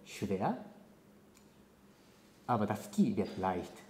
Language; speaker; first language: German; non-native, fluent; Japanese